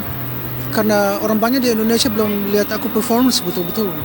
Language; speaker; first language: Indonesian; early bilingual, heritage; Dutch